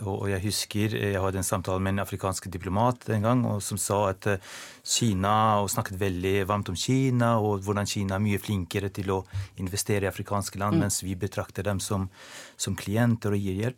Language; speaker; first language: Norwegian; non-native, fluent; Albanian